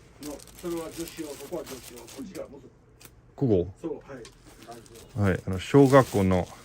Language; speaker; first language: Japanese; non-native, learner; English